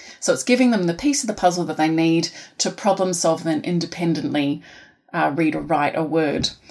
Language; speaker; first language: English; native; English